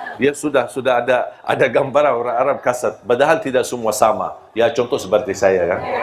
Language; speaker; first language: Malay; non-native, fluent; Arabic